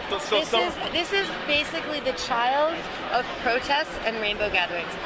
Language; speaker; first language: English; native; English